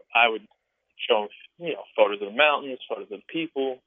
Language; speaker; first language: English; native; English